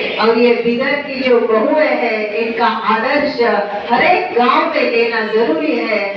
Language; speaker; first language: Hindi; non-native, local second language; Marathi